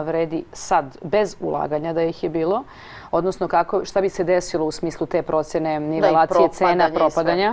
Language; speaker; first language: Croatian; native; Croatian